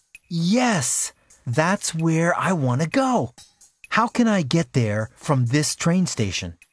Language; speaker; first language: English; native; English